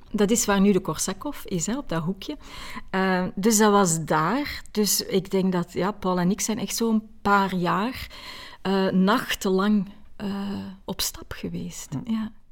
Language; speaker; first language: Dutch; native; Dutch